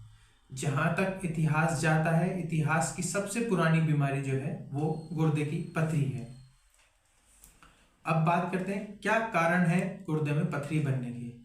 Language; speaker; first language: Hindi; native; Hindi